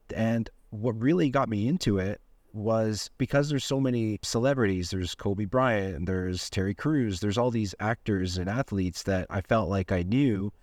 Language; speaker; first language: English; native; English